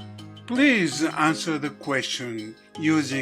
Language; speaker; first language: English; non-native, fluent; Japanese